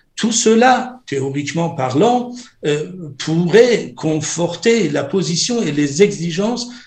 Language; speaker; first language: French; non-native, fluent; Persian